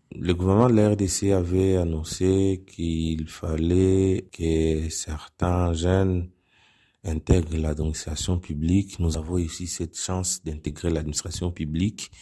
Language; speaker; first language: French; non-native, local second language; Nande